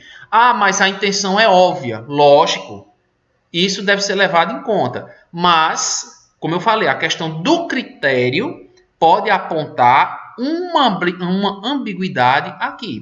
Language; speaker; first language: Portuguese; native; Portuguese